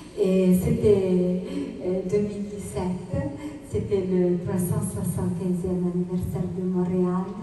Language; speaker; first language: French; non-native, fluent; Italian